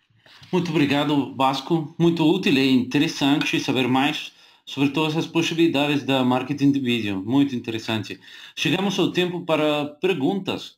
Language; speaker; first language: Portuguese; non-native, learner; Spanish